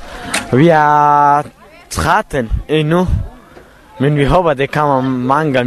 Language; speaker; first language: Danish; non-native, learner; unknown